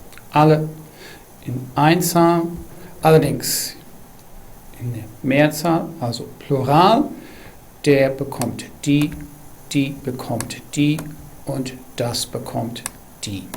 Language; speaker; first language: German; non-native, fluent; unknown